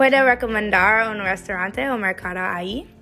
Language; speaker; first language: Spanish; non-native, learner; English